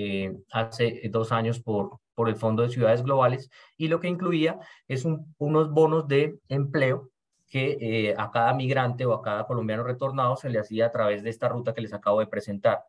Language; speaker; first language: Spanish; native; Spanish